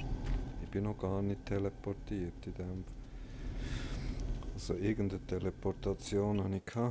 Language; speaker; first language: German; native; German